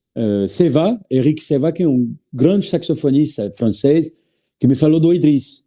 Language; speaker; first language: Portuguese; non-native, learner; French